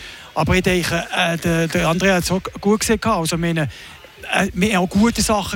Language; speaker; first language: German; native; German